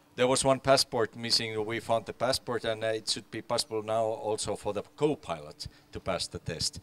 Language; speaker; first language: English; non-native, fluent; Finnish